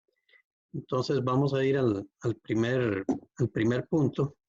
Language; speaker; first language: Spanish; native; Spanish